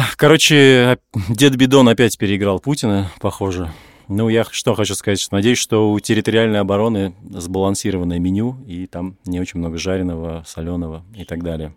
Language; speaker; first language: Russian; native; Russian